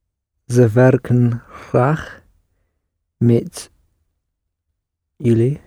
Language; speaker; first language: Dutch; non-native, learner; English